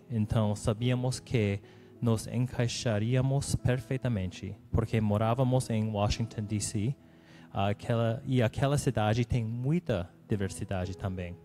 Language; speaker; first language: Portuguese; non-native, learner; English